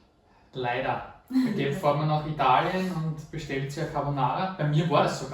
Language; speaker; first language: German; native; German